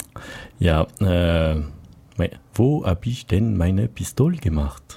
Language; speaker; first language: German; non-native, learner; French